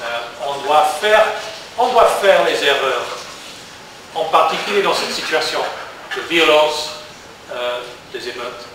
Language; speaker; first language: French; non-native, learner; English